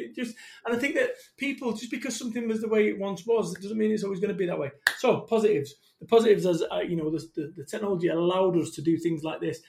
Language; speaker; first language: English; native; English